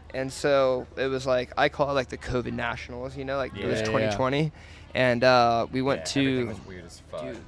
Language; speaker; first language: English; native; English